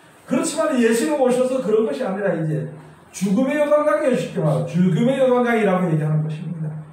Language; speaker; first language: Korean; native; Korean